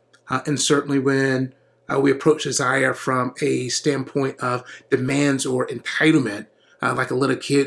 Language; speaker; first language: English; native; English